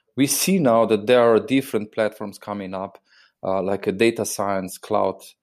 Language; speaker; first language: English; non-native, fluent; Slovenian